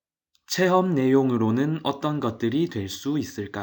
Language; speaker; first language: Korean; native; Korean